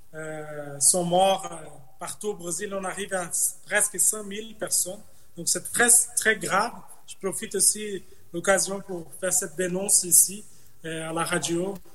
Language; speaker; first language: French; non-native, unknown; Portuguese